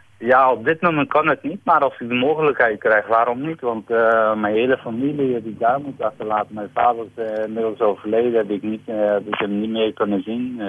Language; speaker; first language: Dutch; non-native, fluent; Persian